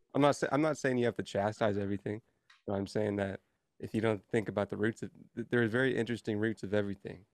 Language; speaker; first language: English; native; English